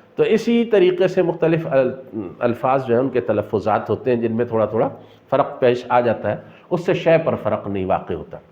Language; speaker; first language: Urdu; native; Urdu